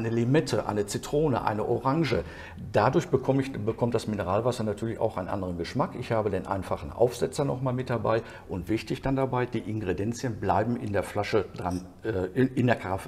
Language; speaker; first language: German; native; German